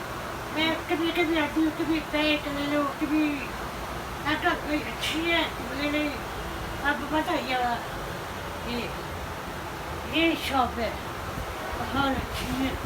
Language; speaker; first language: Hindi; non-native, learner; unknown